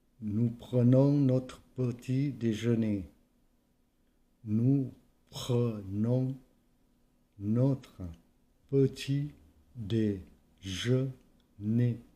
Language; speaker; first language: French; non-native, fluent; Vietnamese